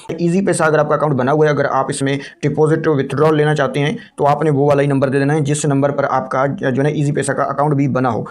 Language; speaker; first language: Urdu; non-native, local second language; Punjabi